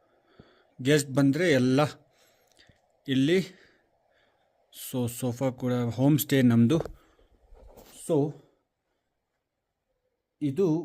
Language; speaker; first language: Kannada; non-native, fluent; Ladakhi